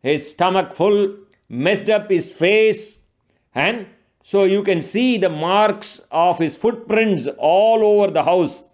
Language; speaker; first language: English; non-native, local second language; Tamil